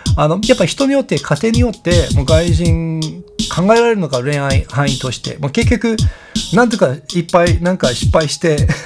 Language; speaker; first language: Japanese; non-native, fluent; English